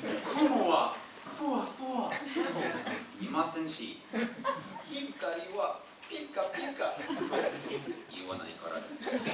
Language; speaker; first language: Japanese; non-native, learner; English